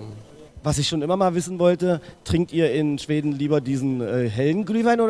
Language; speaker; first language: German; native; German